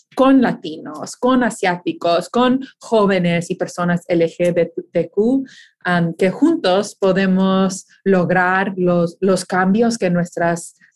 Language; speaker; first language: Spanish; early bilingual, heritage; Spanish